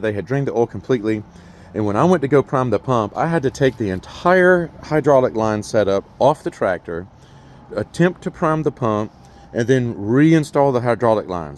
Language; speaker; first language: English; native; English